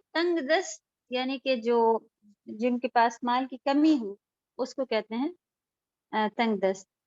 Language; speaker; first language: Urdu; native; Urdu